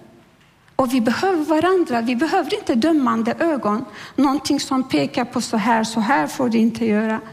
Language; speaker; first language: Swedish; non-native, fluent; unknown